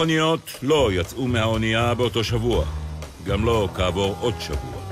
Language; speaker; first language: Hebrew; native; Hebrew